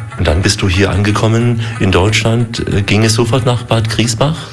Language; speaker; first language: German; native; German